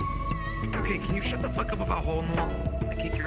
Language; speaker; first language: English; native; English